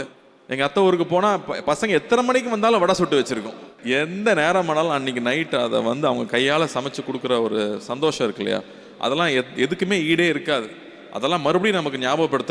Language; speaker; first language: Tamil; native; Tamil